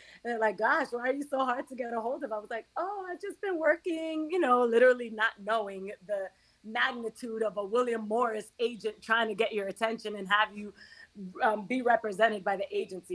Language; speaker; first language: English; early bilingual, other home language; Spanish